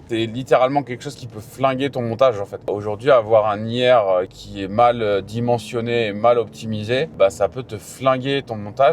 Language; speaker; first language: French; native; French